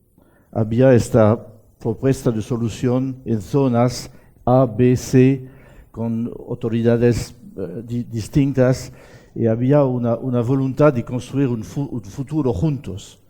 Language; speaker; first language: Spanish; non-native, fluent; French